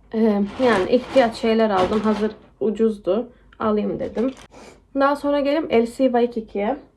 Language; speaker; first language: Turkish; early bilingual, heritage; Turkish